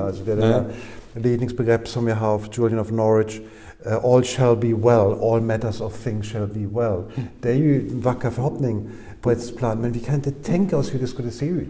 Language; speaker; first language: Swedish; non-native, fluent; German